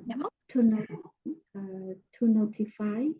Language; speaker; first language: English; non-native, learner; Khmer